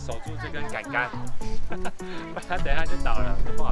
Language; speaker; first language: Chinese; native; Chinese